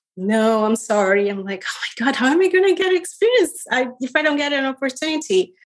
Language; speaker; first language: English; non-native, fluent; Portuguese